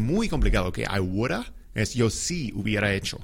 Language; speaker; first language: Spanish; non-native, fluent; English